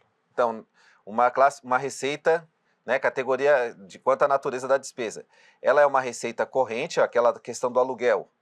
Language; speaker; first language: Portuguese; native; Portuguese